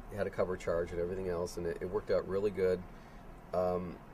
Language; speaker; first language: English; native; English